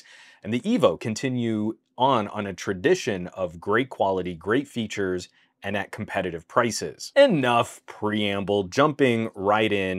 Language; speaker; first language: English; native; English